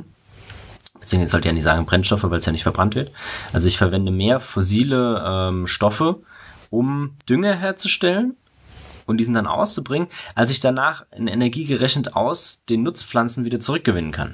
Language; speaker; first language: German; native; German